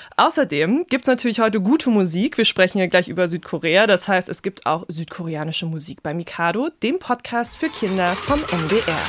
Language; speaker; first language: German; native; German